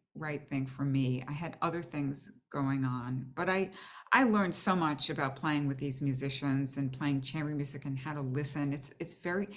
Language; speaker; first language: English; native; English